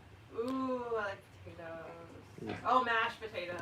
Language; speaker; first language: English; native; English